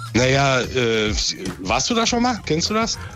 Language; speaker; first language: German; native; German